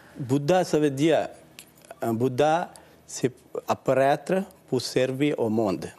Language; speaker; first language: French; non-native, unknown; Sinhala